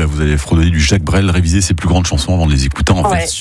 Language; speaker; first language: French; native; French